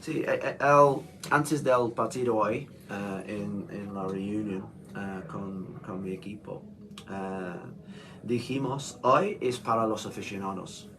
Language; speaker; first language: Spanish; non-native, learner; English